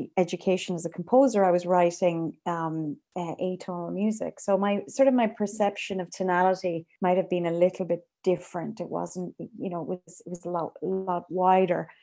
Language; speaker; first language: English; native; English